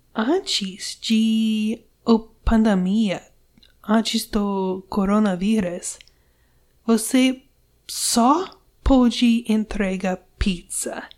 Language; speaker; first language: Portuguese; non-native, learner; English